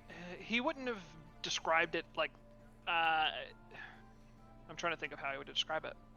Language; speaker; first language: English; native; English